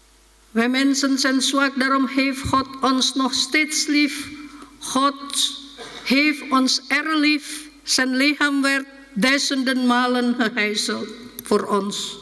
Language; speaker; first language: Dutch; non-native, fluent; Indonesian